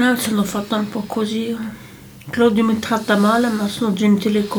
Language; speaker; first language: Italian; non-native, local second language; French